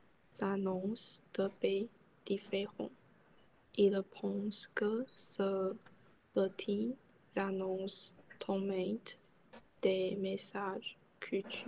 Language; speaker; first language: French; non-native, learner; Chinese